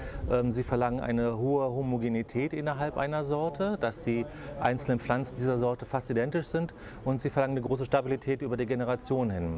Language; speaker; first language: German; native; German